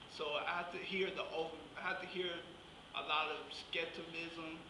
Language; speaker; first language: English; native; English